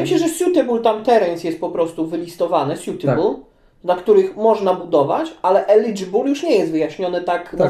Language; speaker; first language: Polish; native; Polish